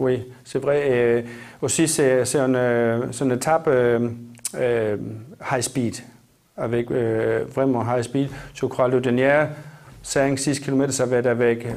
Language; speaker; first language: French; non-native, learner; Danish